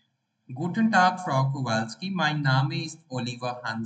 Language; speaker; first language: German; non-native, learner; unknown